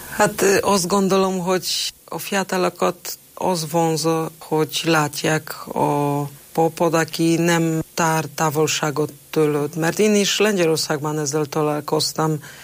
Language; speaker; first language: Hungarian; non-native, fluent; Polish